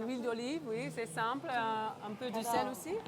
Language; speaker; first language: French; non-native, local second language; English